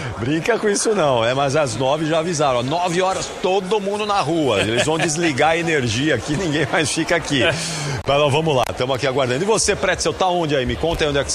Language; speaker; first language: Portuguese; native; Portuguese